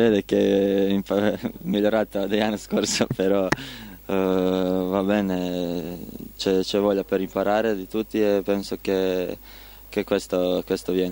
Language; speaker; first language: Italian; non-native, learner; Croatian